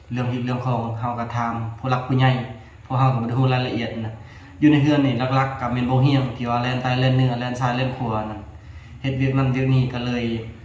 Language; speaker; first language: Lao; non-native, local second language; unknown